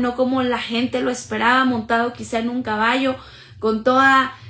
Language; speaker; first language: Spanish; native; Spanish